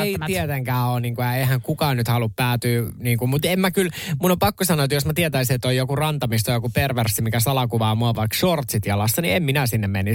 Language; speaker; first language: Finnish; native; Finnish